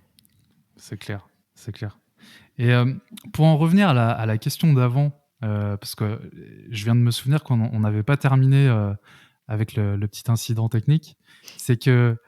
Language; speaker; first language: French; native; French